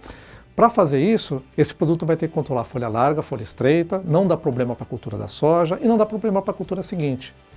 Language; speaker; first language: Portuguese; native; Portuguese